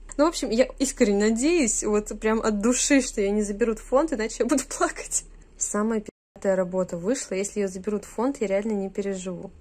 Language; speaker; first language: Russian; native; Russian